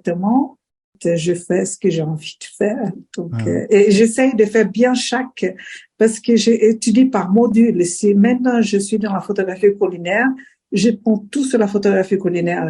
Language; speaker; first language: French; non-native, fluent; Portuguese